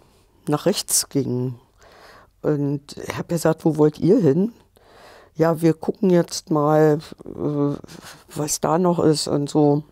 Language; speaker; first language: German; native; German